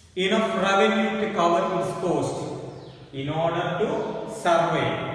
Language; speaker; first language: English; non-native, local second language; Malayalam